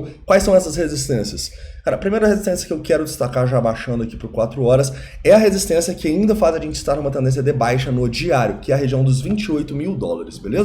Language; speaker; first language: Portuguese; native; Portuguese